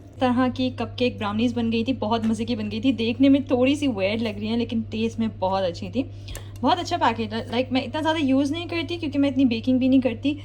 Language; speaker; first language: Urdu; native; Urdu